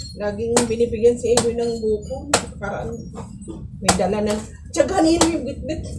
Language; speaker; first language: Filipino; non-native, local second language; Cebuano